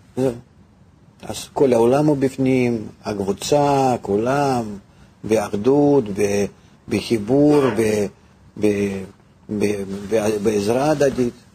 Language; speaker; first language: Hebrew; non-native, fluent; Russian